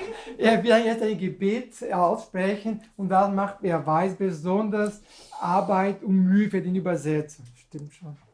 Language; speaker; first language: German; non-native, learner; Portuguese